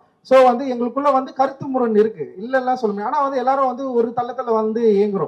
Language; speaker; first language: Tamil; native; Tamil